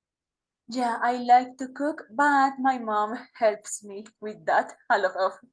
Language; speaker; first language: English; non-native, learner; Spanish